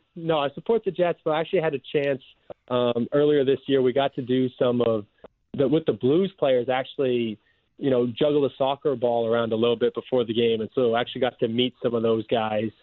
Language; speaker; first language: English; native; English